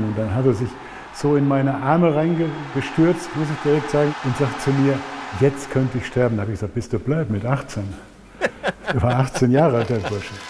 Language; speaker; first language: German; native; German